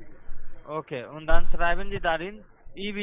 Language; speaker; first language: German; non-native, learner; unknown